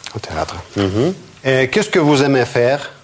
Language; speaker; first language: French; non-native, fluent; Russian